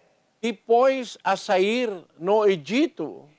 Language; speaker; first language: Portuguese; non-native, learner; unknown